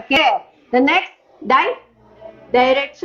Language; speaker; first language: English; non-native, learner; Indonesian